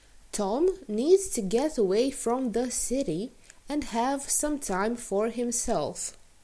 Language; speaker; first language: English; non-native, fluent; Romanian